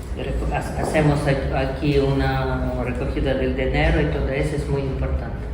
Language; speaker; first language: Spanish; non-native, learner; Ukrainian